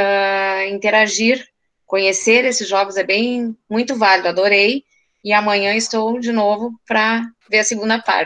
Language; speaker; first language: Portuguese; native; Portuguese